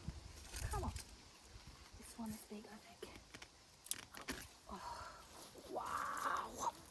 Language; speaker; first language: English; non-native, fluent; Norwegian